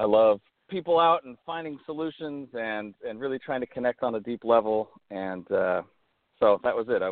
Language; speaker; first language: English; native; English